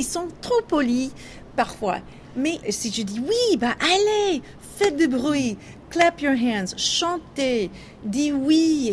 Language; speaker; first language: French; non-native, learner; English